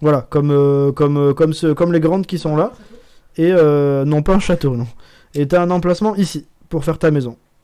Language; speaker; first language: French; native; French